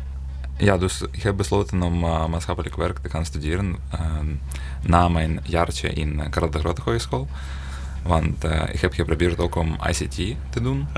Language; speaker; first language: Dutch; non-native, learner; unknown